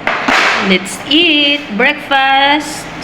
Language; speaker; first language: English; non-native, local second language; Cebuano